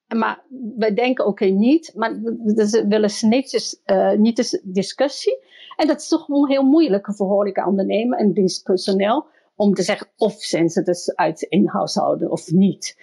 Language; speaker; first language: Dutch; non-native, fluent; Chinese